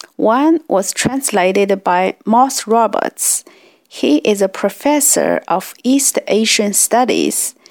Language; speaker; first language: English; non-native, fluent; Chinese